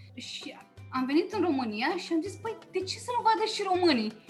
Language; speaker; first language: Romanian; native; Romanian